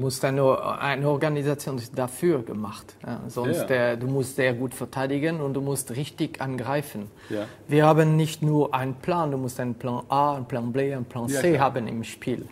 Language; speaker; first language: German; non-native, fluent; French